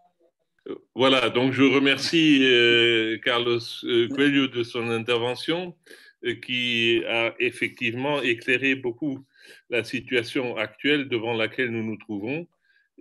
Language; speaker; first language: French; non-native, fluent; German